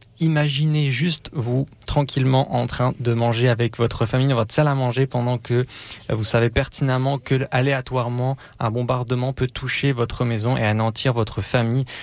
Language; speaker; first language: French; native; French